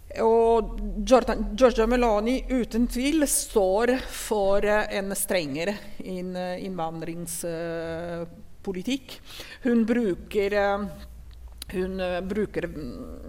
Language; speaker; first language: Norwegian; non-native, fluent; Italian